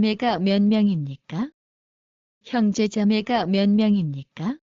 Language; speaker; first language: Korean; non-native, learner; Bangla